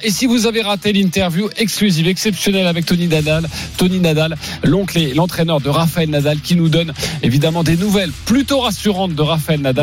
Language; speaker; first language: French; native; French